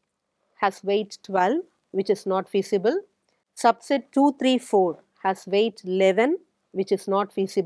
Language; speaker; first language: English; non-native, local second language; Tamil